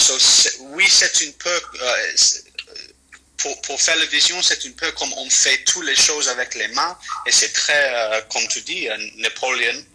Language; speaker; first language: French; non-native, fluent; English